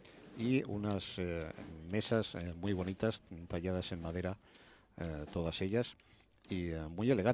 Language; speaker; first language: Spanish; native; Spanish